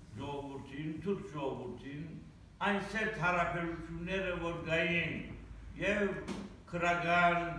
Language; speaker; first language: Armenian; early bilingual, heritage; Armenian